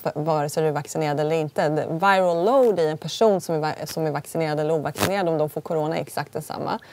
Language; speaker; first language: Swedish; early bilingual, other home language; Polish